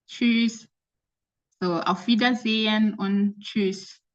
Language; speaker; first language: German; non-native, fluent; French